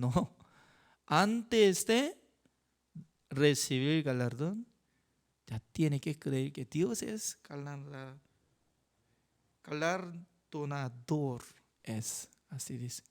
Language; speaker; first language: Spanish; non-native, learner; Korean